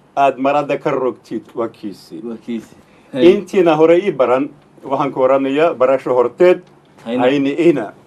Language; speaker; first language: Somali; non-native, fluent; Russian